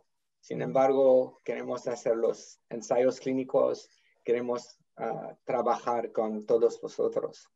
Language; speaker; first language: Spanish; non-native, learner; English